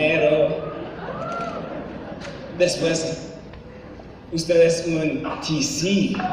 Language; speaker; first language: Spanish; non-native, learner; French